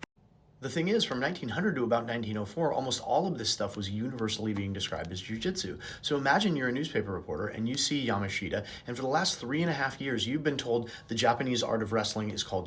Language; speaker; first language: English; native; English